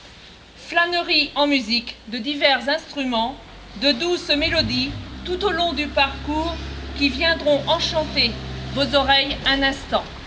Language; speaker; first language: French; native; French